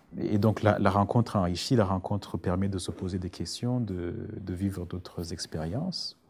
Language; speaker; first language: French; non-native, local second language; Rundi